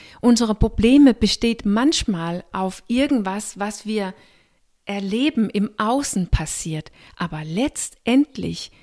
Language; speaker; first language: German; non-native, fluent; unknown